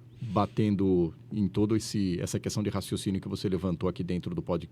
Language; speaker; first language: Portuguese; native; Portuguese